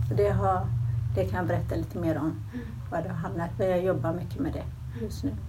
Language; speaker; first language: Swedish; early bilingual, other home language; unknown